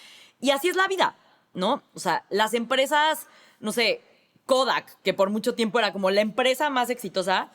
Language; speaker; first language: Spanish; native; Spanish